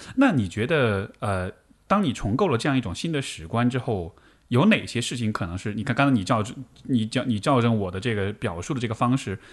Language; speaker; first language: Chinese; native; Chinese